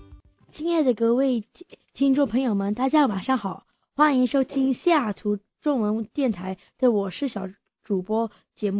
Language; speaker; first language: Chinese; early bilingual, heritage; Chinese